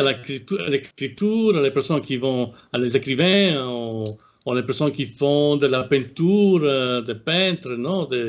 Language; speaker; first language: French; non-native, fluent; Italian